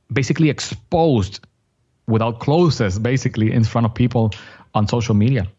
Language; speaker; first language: English; non-native, fluent; Spanish